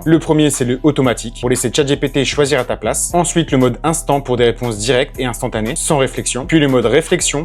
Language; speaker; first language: French; native; French